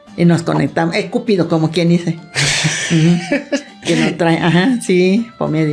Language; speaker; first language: Spanish; non-native, learner; Thai